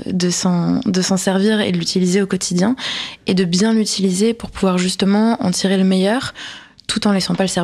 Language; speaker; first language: French; native; French